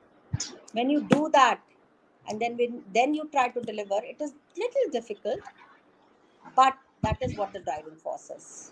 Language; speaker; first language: English; non-native, local second language; Hindi